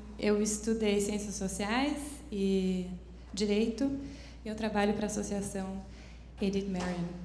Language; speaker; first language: Portuguese; native; Portuguese